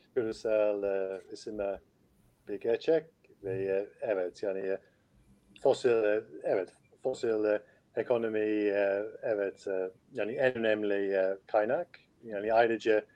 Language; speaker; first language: Turkish; non-native, learner; English